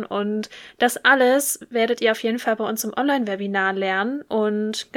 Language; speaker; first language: German; native; German